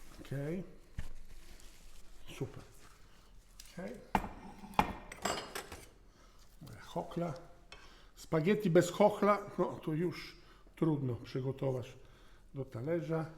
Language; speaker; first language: Polish; non-native, learner; Italian